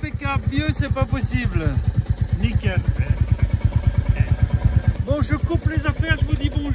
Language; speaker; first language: French; native; French